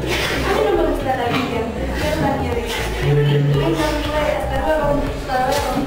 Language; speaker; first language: Spanish; non-native, learner; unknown